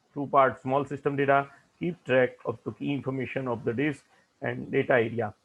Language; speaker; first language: English; non-native, local second language; Gujarati